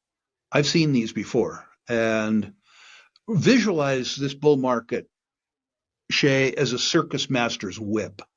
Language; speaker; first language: English; native; English